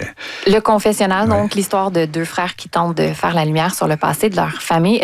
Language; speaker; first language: French; native; French